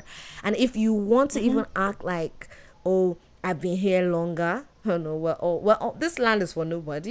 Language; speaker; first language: English; non-native, local second language; Yoruba